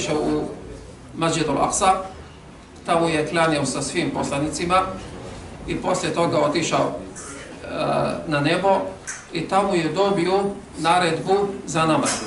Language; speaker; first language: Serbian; non-native, fluent; Arabic